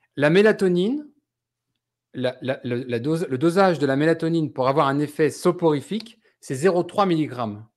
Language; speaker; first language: French; native; French